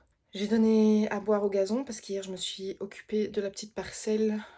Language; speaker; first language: French; native; French